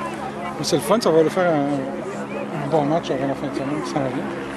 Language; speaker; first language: French; native; French